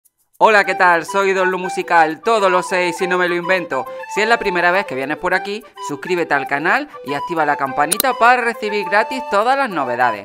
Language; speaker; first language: Spanish; native; Spanish